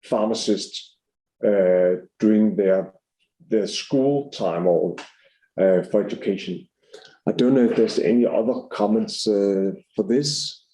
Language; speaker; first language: English; non-native, fluent; Danish